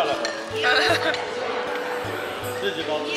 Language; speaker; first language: Chinese; native; Chinese